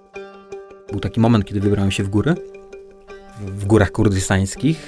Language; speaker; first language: Polish; native; Polish